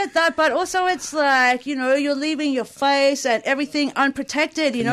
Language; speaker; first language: English; native; English